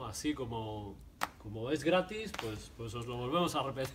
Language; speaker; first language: Spanish; non-native, learner; English